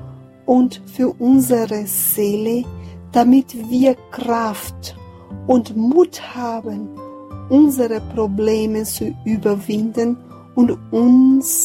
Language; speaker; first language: German; non-native, fluent; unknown